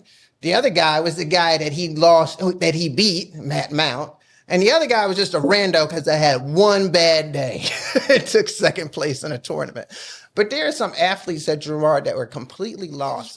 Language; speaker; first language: English; native; English